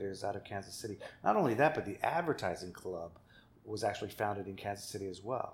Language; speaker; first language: English; native; English